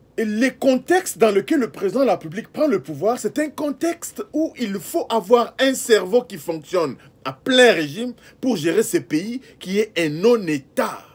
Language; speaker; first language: French; non-native, local second language; Lingala